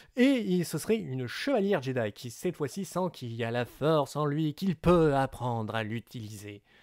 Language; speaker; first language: French; native; French